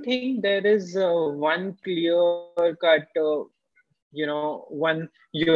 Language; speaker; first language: English; non-native, local second language; Hindi